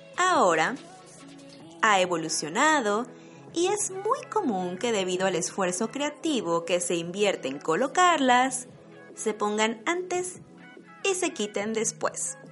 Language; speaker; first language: Spanish; native; Spanish